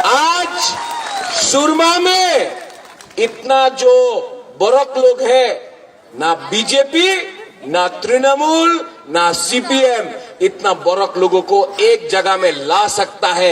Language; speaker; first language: Hindi; non-native, local second language; Kok Borok